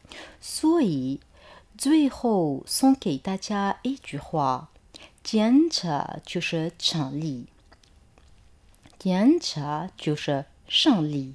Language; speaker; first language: Chinese; non-native, fluent; Arabic